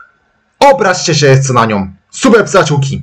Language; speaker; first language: Polish; native; Polish